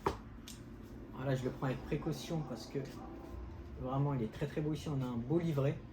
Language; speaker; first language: French; native; French